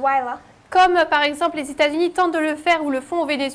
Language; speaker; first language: French; native; French